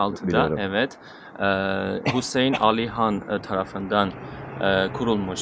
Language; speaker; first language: Turkish; non-native, fluent; Armenian